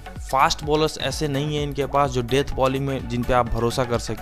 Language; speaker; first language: Hindi; native; Hindi